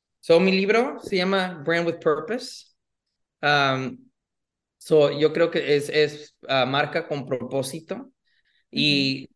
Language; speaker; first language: Spanish; early bilingual, heritage; Spanish